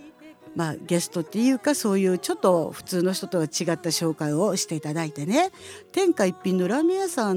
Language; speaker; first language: Japanese; native; Japanese